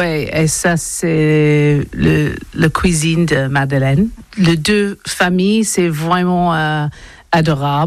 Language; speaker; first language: French; non-native, learner; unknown